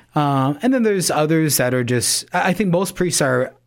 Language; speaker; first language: English; native; English